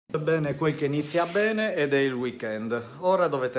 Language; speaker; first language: Italian; native; Italian